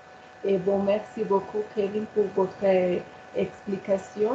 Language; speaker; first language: French; non-native, learner; Spanish